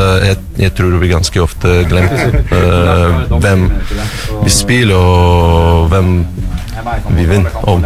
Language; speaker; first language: Norwegian; non-native, learner; Russian